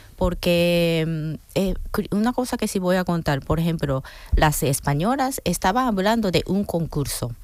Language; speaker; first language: Spanish; non-native, fluent; Japanese